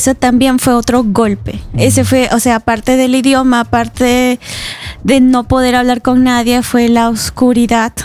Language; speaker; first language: Spanish; native; Spanish